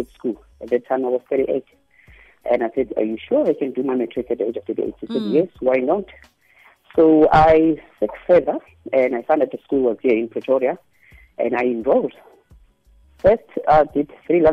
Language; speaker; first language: English; non-native, local second language; Zulu